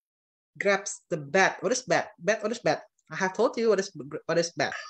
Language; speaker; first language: English; non-native, fluent; Indonesian